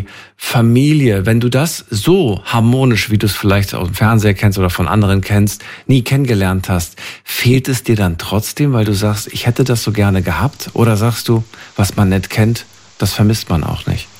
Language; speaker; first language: German; native; German